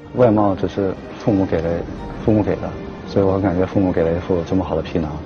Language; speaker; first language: Chinese; native; Chinese